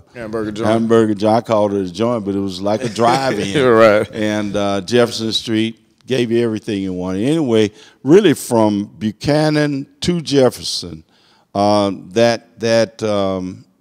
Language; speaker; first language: English; native; English